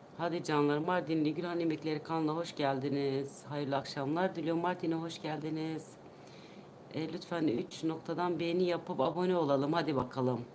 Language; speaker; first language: Turkish; non-native, local second language; Kurdish